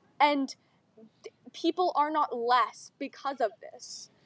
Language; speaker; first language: English; native; English